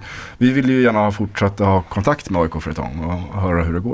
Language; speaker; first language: Swedish; native; Swedish